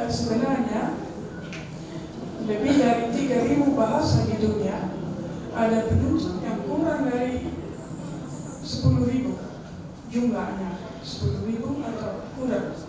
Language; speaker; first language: Indonesian; non-native, fluent; Dutch